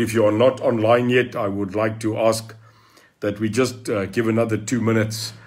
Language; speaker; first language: English; non-native, local second language; Afrikaans